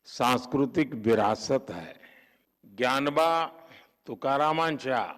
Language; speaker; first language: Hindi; non-native, local second language; Gujarati